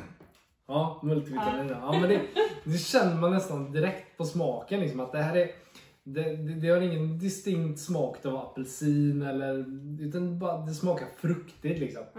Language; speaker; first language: Swedish; native; Swedish